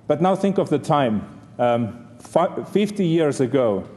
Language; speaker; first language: English; non-native, fluent; Estonian